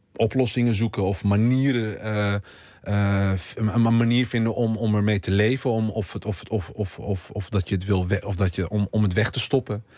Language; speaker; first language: Dutch; native; Dutch